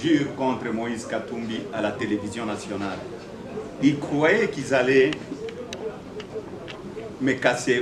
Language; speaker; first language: French; non-native, local second language; Swahili